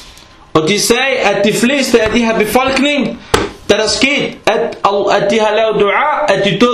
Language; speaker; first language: Danish; early bilingual, other home language; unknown